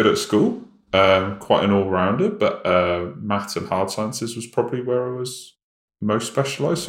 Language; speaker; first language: English; native; English